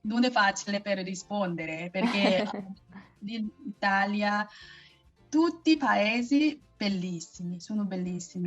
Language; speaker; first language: Italian; non-native, learner; Korean